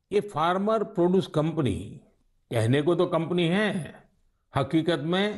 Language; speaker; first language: Hindi; native; Hindi